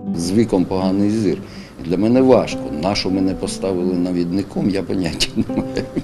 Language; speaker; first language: Ukrainian; non-native, local second language; Russian